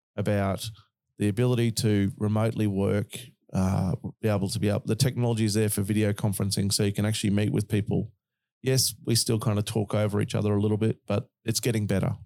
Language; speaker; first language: English; native; English